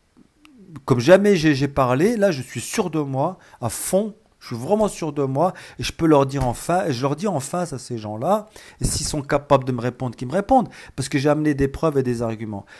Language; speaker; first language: French; native; French